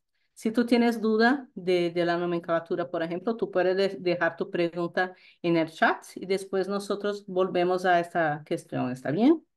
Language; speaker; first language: Spanish; non-native, fluent; Portuguese